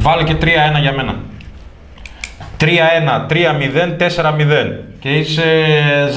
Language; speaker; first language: Greek; native; Greek